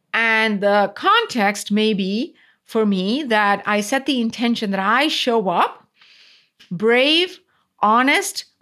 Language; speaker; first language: English; non-native, local second language; Tamil